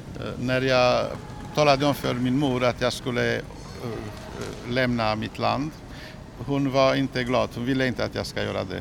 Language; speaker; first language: Swedish; non-native, fluent; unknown